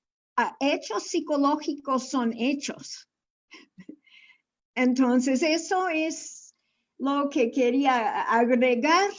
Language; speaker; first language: Spanish; non-native, fluent; English